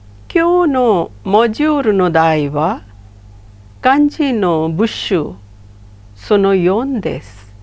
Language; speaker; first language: Japanese; non-native, fluent; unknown